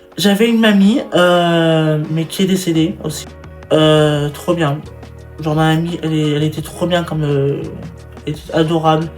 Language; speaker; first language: French; native; French